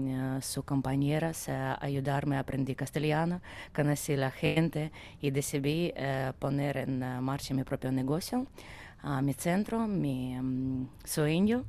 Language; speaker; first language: Spanish; non-native, learner; Ukrainian